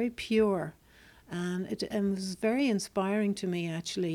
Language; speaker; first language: English; native; English